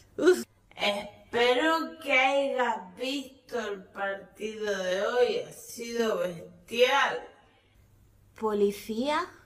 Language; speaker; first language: Spanish; native; Spanish